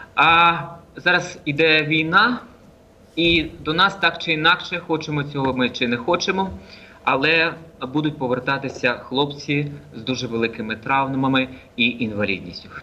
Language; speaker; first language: Ukrainian; native; Ukrainian